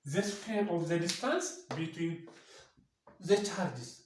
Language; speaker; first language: English; non-native, local second language; Amharic